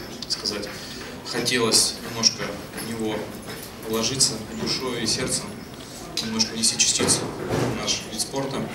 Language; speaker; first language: Russian; native; Russian